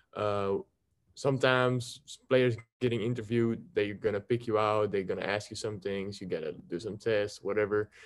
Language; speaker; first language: English; non-native, fluent; Dutch